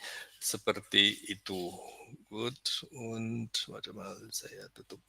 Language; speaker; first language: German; non-native, fluent; Indonesian